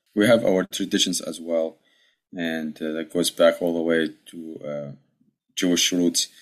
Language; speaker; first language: English; early bilingual, other home language; Arabic